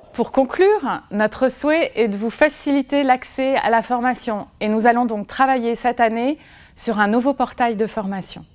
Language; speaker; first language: French; native; French